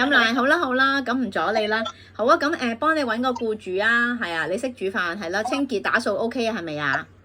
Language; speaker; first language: Cantonese; native; Cantonese